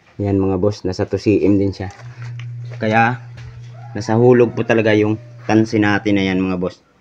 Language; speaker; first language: Filipino; non-native, local second language; Cebuano